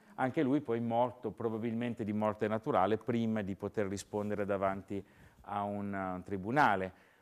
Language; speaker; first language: Italian; native; Italian